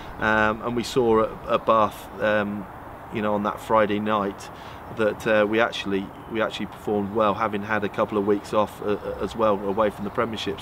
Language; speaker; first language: English; native; English